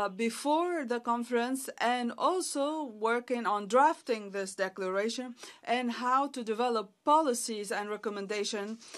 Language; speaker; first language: English; non-native, fluent; Arabic